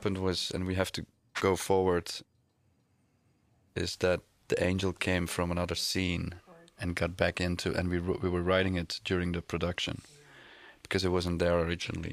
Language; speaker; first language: English; non-native, fluent; Dutch